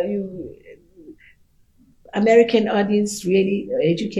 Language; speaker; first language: English; non-native, fluent; Persian